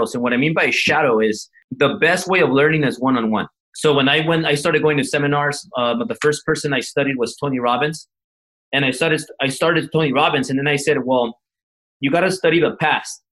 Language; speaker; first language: English; early bilingual, other home language; Spanish